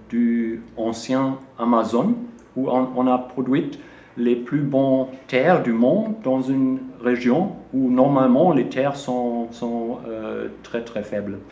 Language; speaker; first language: French; non-native, learner; German